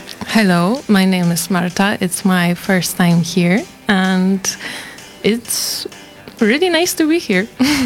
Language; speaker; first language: English; non-native, learner; Polish